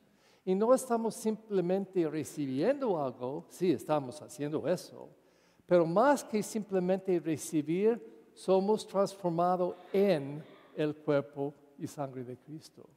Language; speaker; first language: Spanish; non-native, fluent; English